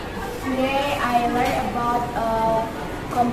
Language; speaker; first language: English; non-native, learner; Indonesian